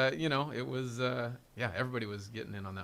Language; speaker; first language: English; native; English